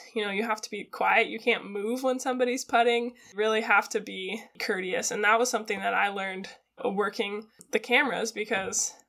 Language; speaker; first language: English; native; English